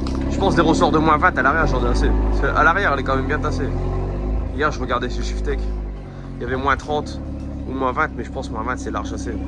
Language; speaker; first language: French; native; French